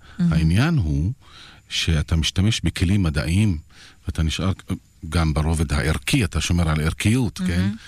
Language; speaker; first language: Hebrew; non-native, local second language; Arabic